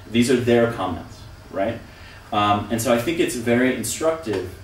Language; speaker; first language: English; native; English